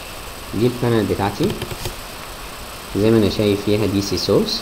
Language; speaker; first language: Arabic; native; Arabic